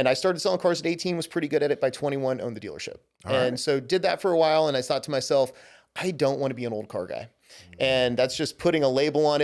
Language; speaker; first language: English; native; English